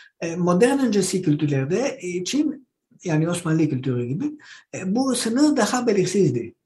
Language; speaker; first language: Turkish; non-native, learner; Greek